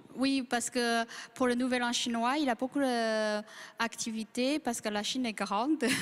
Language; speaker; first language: French; non-native, fluent; Chinese